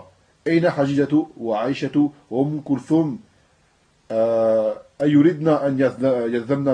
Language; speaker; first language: Arabic; non-native, fluent; French